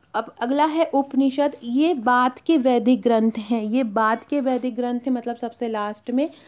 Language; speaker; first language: Hindi; native; Hindi